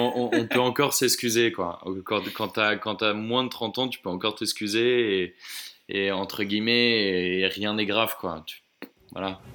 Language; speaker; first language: French; native; French